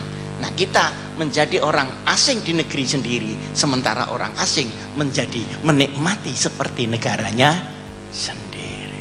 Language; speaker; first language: Indonesian; non-native, local second language; Javanese